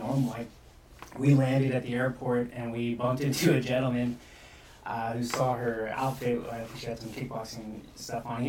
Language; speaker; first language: English; native; English